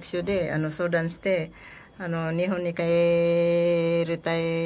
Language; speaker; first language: Japanese; non-native, learner; Filipino